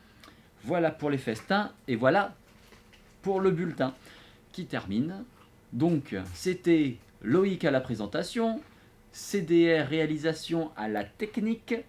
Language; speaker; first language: French; native; French